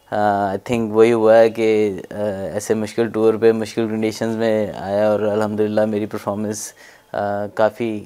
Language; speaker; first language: Urdu; non-native, local second language; Punjabi